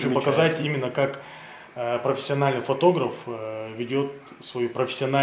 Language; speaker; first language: Russian; native; Russian